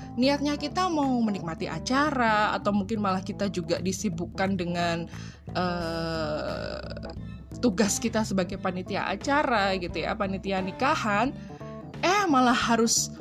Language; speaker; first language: Indonesian; native; Indonesian